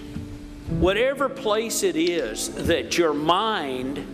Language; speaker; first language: English; native; English